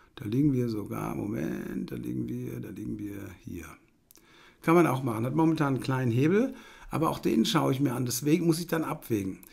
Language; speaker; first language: German; native; German